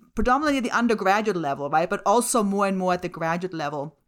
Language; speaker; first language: English; non-native, fluent; German